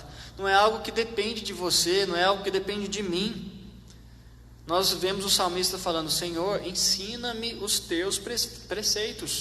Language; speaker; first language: Portuguese; native; Portuguese